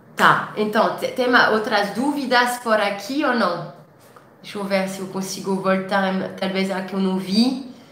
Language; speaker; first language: Portuguese; non-native, fluent; French